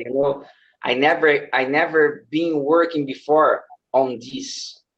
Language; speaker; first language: English; non-native, learner; Portuguese